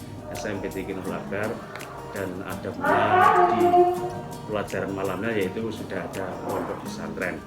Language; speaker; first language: Indonesian; native; Indonesian